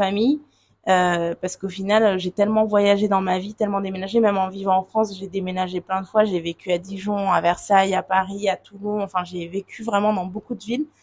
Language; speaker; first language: French; native; French